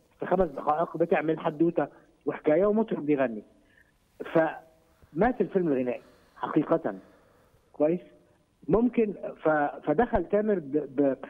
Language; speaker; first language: Egyptian Arabic; native; Egyptian Arabic